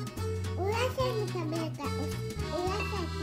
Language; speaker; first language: Japanese; native; Japanese